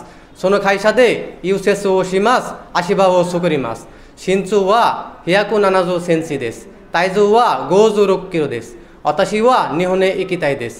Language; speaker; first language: Japanese; non-native, learner; Bangla